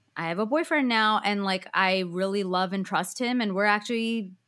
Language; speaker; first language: English; early bilingual, other home language; Hindi